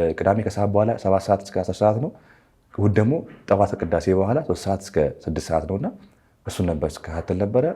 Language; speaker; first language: Amharic; native; Amharic